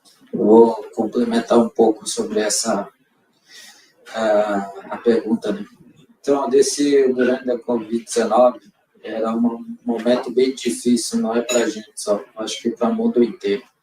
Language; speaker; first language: Portuguese; non-native, local second language; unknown